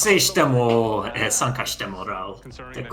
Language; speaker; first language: Japanese; non-native, learner; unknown